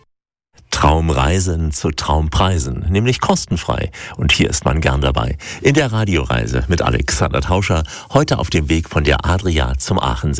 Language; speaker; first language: German; native; German